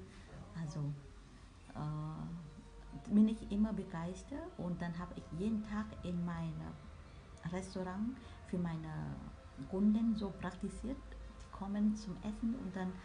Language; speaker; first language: German; non-native, learner; Vietnamese